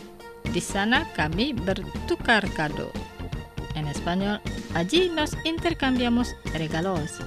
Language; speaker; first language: Spanish; non-native, fluent; Indonesian